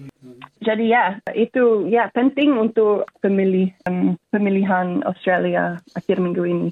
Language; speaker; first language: Indonesian; non-native, fluent; English